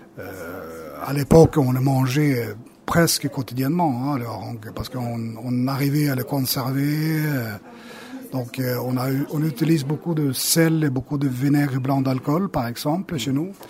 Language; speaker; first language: French; non-native, fluent; Swedish